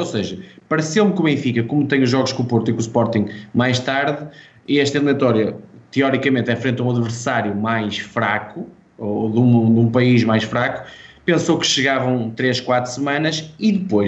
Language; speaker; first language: Portuguese; native; Portuguese